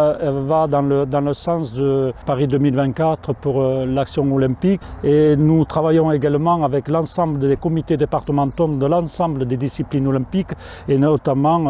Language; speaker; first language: French; native; French